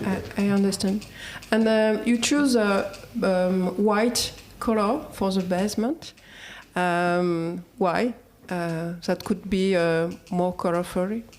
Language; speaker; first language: English; non-native, learner; French